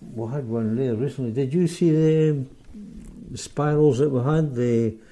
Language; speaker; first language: English; native; English